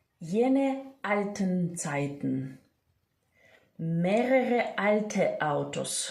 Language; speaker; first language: German; non-native, fluent; Ukrainian